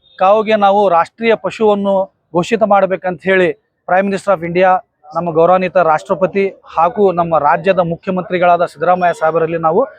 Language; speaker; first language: Kannada; non-native, local second language; Urdu